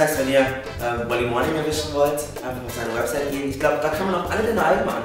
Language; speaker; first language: German; native; German